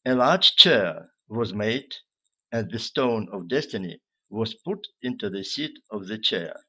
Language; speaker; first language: English; non-native, fluent; Ukrainian